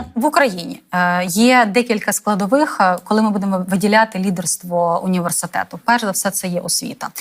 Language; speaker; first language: Ukrainian; native; Ukrainian